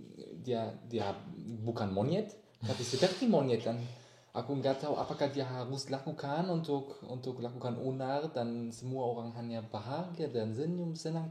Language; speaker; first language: Indonesian; non-native, learner; German